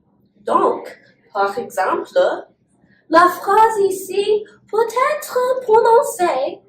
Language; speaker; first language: French; non-native, learner; English